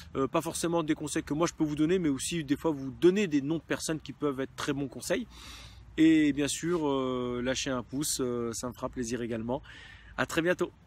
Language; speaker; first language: French; native; French